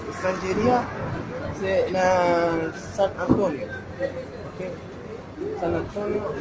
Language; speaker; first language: Haitian Creole; non-native, learner; Spanish